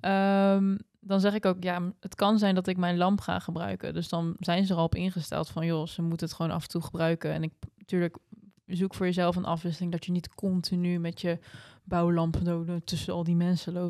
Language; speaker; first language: Dutch; native; Dutch